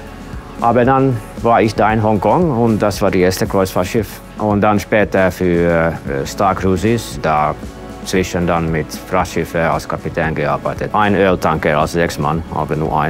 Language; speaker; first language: German; non-native, fluent; Finnish